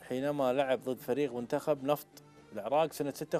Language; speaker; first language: Arabic; native; Arabic